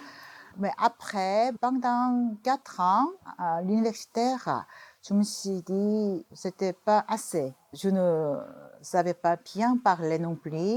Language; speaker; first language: French; non-native, fluent; Korean